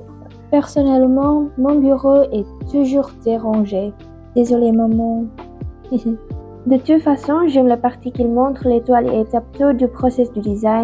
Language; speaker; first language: French; non-native, learner; Indonesian